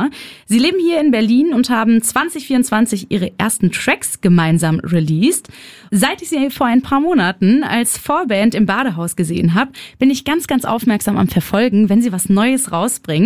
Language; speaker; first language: German; native; German